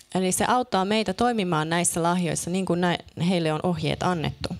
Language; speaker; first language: Finnish; native; Finnish